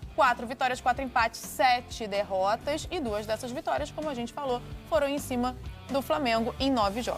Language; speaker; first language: Portuguese; native; Portuguese